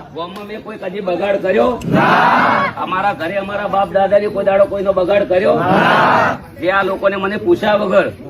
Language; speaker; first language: Gujarati; native; Gujarati